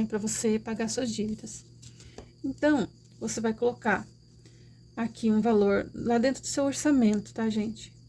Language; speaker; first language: Portuguese; native; Portuguese